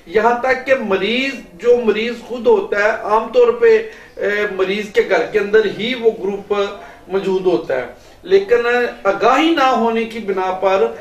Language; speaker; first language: Urdu; non-native, local second language; Pahari-Potwari